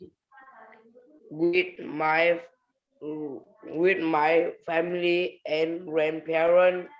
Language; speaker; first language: English; non-native, learner; Vietnamese